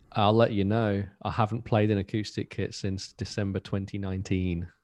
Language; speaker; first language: English; native; English